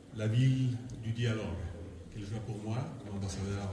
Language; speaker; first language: French; non-native, fluent; Spanish